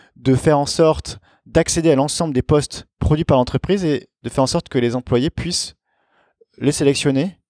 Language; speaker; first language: French; native; French